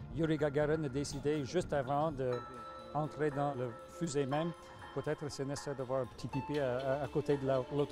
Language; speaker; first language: French; non-native, local second language; English